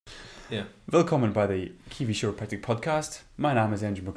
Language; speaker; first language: German; non-native, learner; English